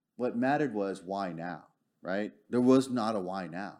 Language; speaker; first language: English; native; English